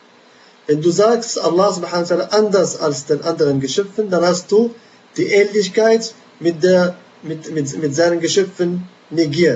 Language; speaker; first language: German; non-native, fluent; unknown